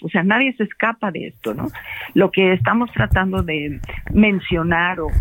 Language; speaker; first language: Spanish; native; Spanish